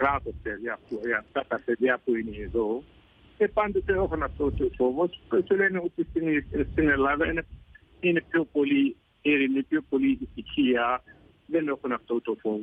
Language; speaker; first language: Greek; non-native, learner; Arabic